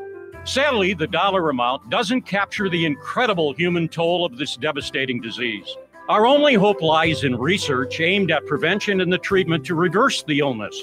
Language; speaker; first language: English; native; English